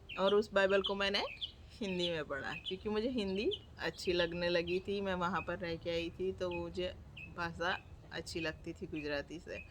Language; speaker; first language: Hindi; non-native, local second language; Gujarati